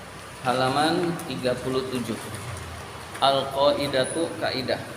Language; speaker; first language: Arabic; non-native, fluent; Indonesian